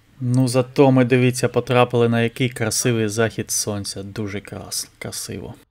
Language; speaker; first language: Ukrainian; non-native, local second language; Russian